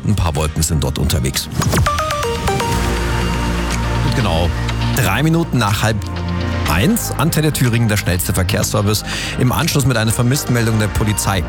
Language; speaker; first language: German; native; German